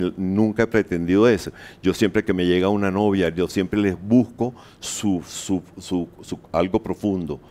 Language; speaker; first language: Spanish; native; Spanish